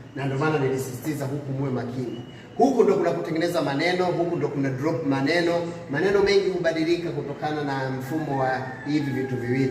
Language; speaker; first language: Swahili; native; Swahili